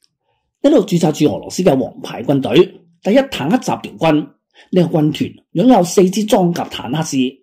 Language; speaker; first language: Chinese; non-native, local second language; Cantonese